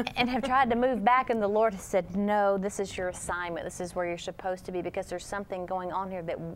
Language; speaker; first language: English; native; English